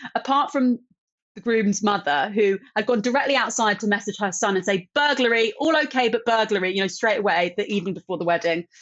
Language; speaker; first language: English; native; English